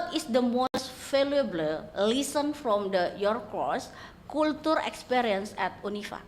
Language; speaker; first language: English; non-native, learner; Indonesian